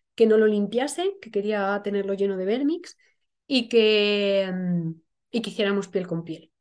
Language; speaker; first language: Spanish; native; Spanish